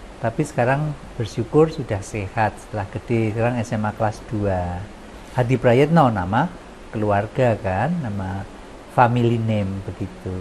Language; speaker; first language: Indonesian; non-native, local second language; Javanese